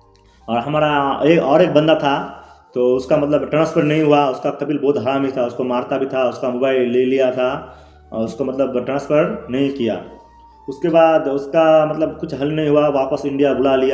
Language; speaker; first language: Hindi; non-native, local second language; Bangla